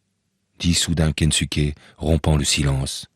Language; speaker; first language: French; native; French